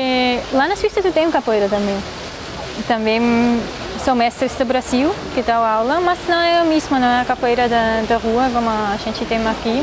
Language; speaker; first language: Portuguese; non-native, fluent; Swiss German